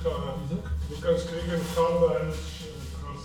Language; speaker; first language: German; non-native, fluent; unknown